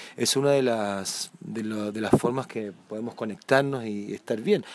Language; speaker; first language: Spanish; native; Spanish